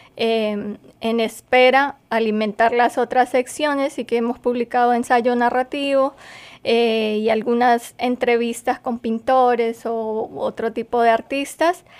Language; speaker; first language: Spanish; native; Spanish